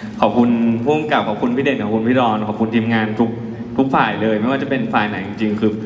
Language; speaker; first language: Thai; native; Thai